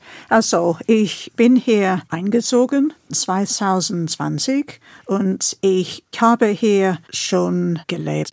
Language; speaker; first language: German; non-native, fluent; English